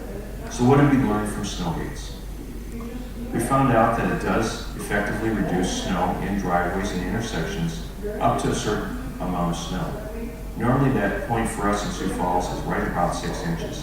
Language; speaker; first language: English; native; English